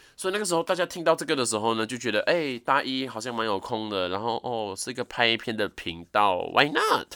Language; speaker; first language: Chinese; native; Chinese